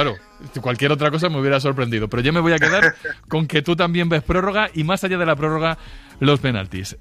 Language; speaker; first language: Spanish; native; Spanish